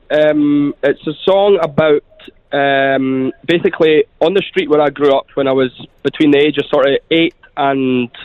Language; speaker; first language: English; native; English